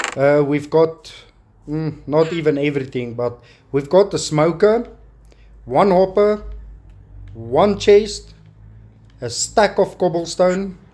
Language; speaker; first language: English; non-native, local second language; Afrikaans